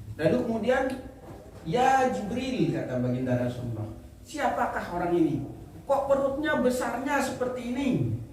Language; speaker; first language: Indonesian; native; Indonesian